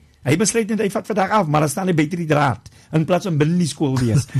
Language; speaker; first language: Afrikaans; native; Afrikaans